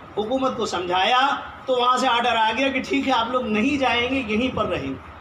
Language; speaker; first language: Urdu; native; Urdu